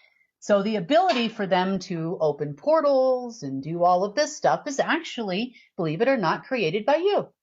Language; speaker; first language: English; native; English